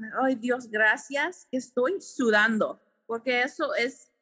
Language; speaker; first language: Spanish; early bilingual, heritage; Spanish